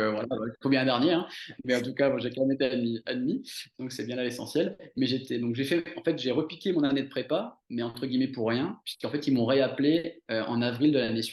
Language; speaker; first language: French; native; French